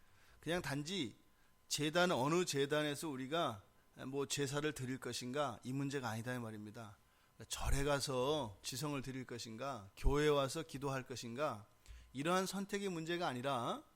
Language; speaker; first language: Korean; native; Korean